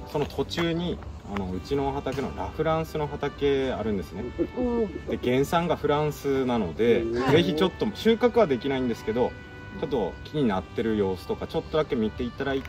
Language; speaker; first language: Japanese; native; Japanese